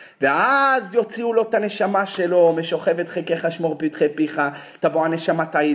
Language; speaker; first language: Hebrew; native; Hebrew